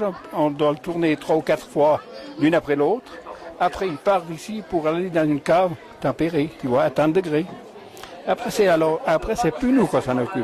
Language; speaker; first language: French; native; French